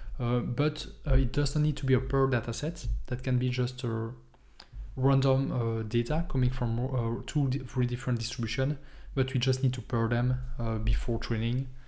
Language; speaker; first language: English; non-native, fluent; French